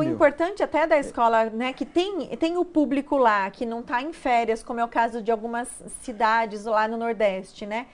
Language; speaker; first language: Portuguese; native; Portuguese